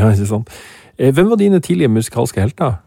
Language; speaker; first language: Norwegian; native; Norwegian